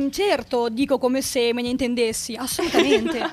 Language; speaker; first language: Italian; native; Italian